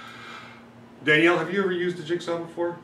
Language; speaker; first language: English; native; English